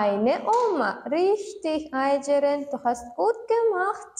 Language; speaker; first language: German; non-native, learner; Turkmen